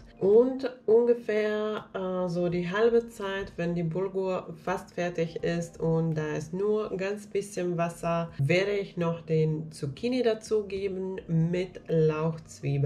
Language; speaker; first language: German; non-native, fluent; Finnish